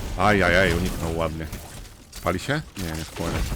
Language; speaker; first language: Polish; native; Polish